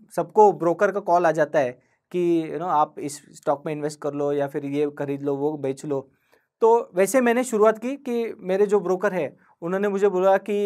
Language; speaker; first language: Hindi; non-native, local second language; Marathi